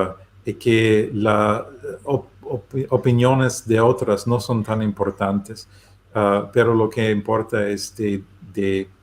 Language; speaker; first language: Spanish; non-native, learner; German